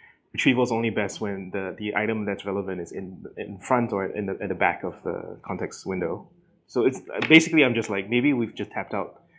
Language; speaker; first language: English; native; English